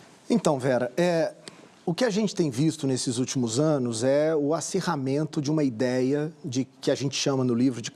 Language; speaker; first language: Portuguese; native; Portuguese